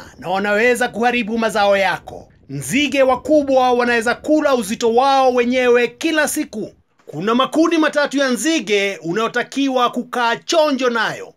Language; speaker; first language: Swahili; native; Swahili